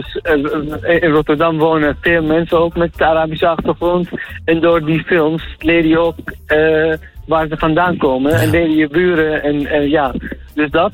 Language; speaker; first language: Dutch; non-native, fluent; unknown